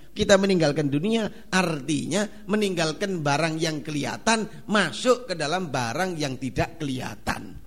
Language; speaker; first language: Indonesian; non-native, local second language; Javanese